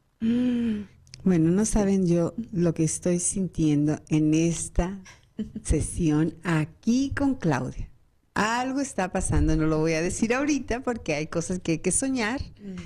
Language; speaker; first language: Spanish; native; Spanish